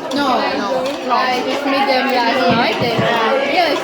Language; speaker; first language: English; non-native, learner; Indonesian